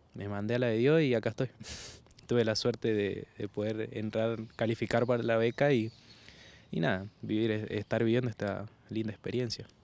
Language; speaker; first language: Spanish; native; Spanish